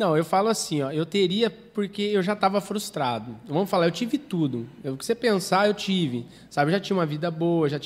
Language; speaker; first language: Portuguese; native; Portuguese